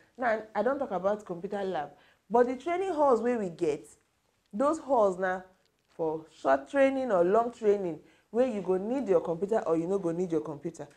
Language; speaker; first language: Nigerian Pidgin; native; Nigerian Pidgin